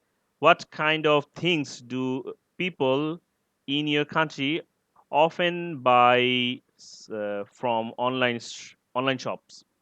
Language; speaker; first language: English; non-native, learner; Bangla